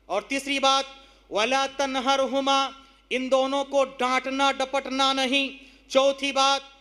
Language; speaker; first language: Urdu; native; Urdu